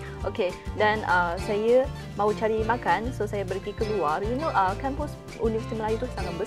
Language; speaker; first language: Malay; non-native, fluent; Chinese